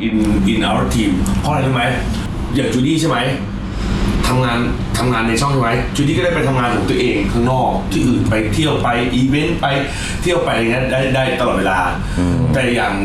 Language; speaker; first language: Thai; native; Thai